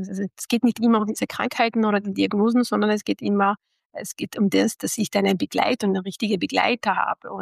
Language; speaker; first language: German; non-native, fluent; Arabic